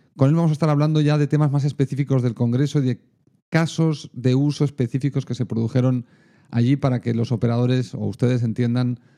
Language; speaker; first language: Spanish; native; Spanish